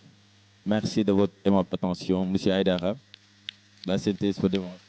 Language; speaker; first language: French; non-native, local second language; Wolof